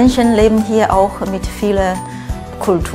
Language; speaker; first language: German; non-native, fluent; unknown